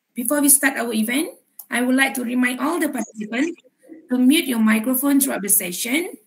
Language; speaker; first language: English; non-native, local second language; Malay